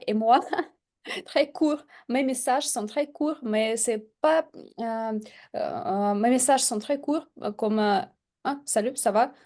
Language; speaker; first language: French; non-native, fluent; Russian